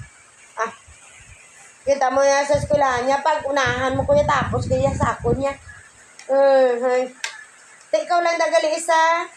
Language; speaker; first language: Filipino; non-native, local second language; Hiligaynon